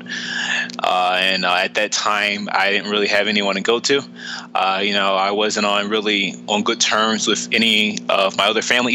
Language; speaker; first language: English; native; English